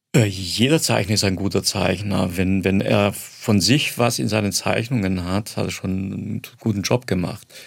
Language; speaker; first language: German; non-native, fluent; Croatian